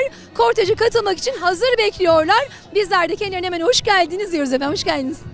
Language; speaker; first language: Turkish; native; Turkish